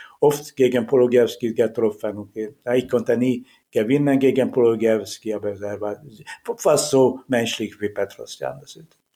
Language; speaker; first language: German; non-native, learner; Hungarian